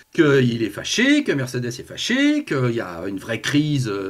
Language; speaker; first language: French; native; French